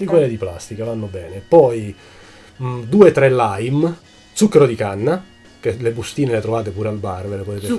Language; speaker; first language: Italian; native; Italian